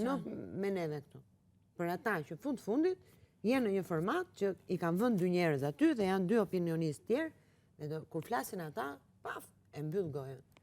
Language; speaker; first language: Albanian; native; Albanian